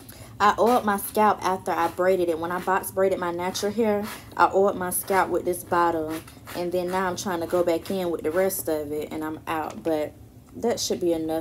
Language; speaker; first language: English; native; English